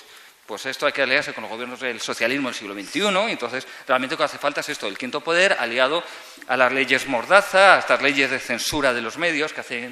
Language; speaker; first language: Spanish; native; Spanish